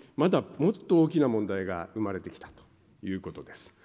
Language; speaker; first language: Japanese; native; Japanese